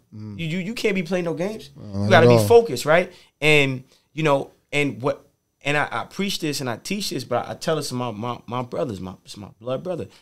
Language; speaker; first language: English; native; English